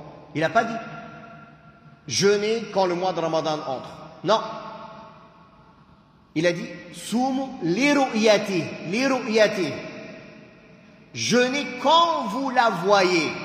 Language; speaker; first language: French; native; French